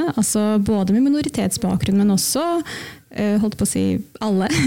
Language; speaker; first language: Norwegian; native; Norwegian